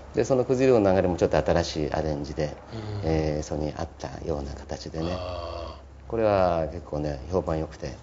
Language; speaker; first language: Japanese; native; Japanese